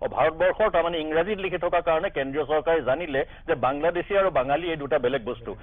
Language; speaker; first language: Assamese; native; Assamese